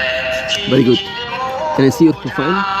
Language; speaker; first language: English; non-native, fluent; Arabic